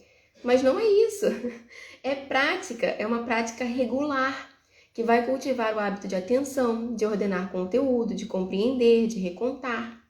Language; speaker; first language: Portuguese; native; Portuguese